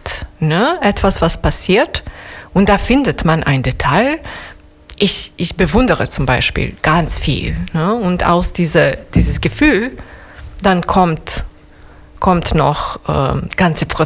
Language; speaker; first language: German; non-native, fluent; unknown